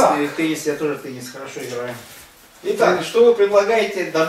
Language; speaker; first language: Russian; native; Russian